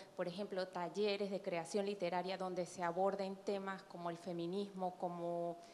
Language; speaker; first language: Spanish; native; Spanish